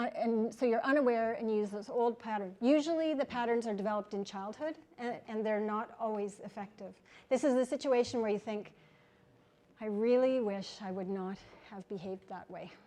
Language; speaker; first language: English; native; English